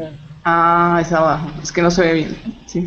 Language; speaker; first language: Spanish; native; Spanish